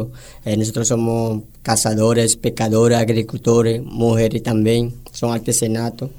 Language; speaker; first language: Spanish; non-native, local second language; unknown